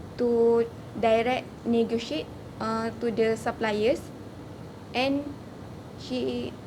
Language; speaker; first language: English; non-native, learner; Malay